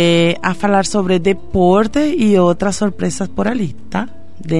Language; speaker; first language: Portuguese; non-native, fluent; Spanish